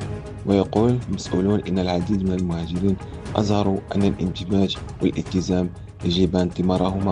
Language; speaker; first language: Arabic; native; Arabic